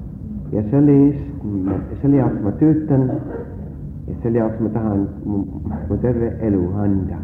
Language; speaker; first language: Estonian; early bilingual, heritage; Estonian